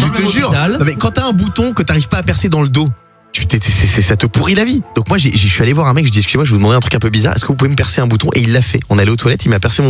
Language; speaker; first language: French; native; French